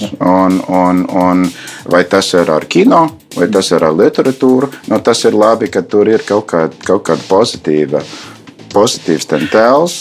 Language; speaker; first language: Latvian; non-native, fluent; English